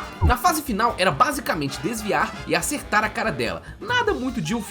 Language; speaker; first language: Portuguese; native; Portuguese